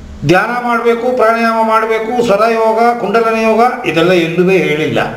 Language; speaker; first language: Kannada; native; Kannada